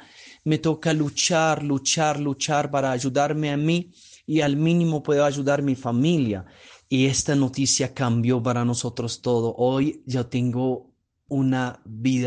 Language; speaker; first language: Spanish; non-native, fluent; Arabic